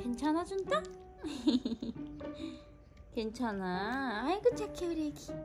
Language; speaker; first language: Korean; native; Korean